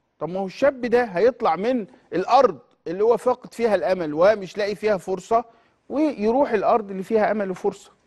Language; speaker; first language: Egyptian Arabic; native; Egyptian Arabic